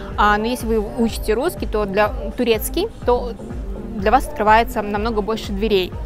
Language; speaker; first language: Russian; native; Russian